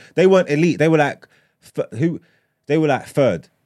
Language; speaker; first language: English; native; English